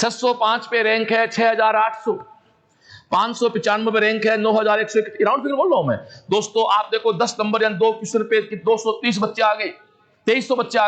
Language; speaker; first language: Hindi; native; Hindi